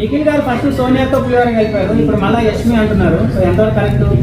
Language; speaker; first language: Telugu; native; Telugu